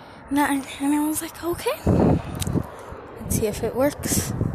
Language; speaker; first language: English; early bilingual, other home language; Spanish